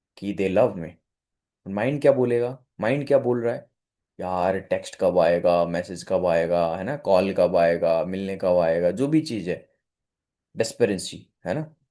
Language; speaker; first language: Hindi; non-native, local second language; Odia